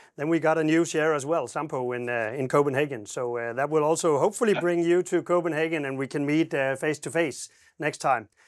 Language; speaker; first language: English; non-native, fluent; Danish